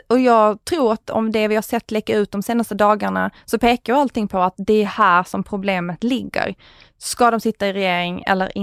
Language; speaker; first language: Swedish; native; Swedish